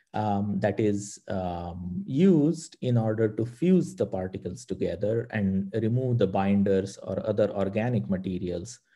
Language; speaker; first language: English; non-native, local second language; Marathi